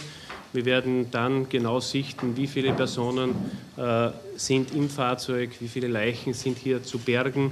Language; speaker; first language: German; native; German